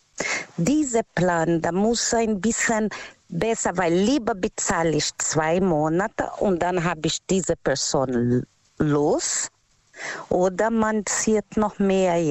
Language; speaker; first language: German; non-native, learner; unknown